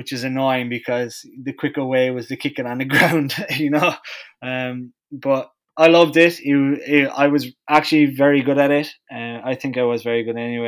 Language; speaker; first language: English; native; English